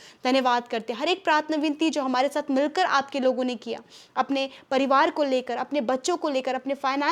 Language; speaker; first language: Hindi; native; Hindi